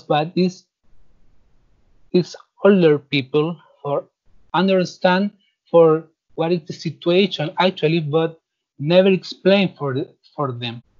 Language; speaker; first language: English; non-native, learner; Spanish